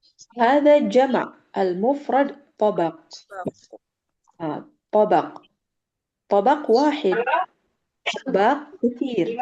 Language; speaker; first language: Arabic; non-native, fluent; Indonesian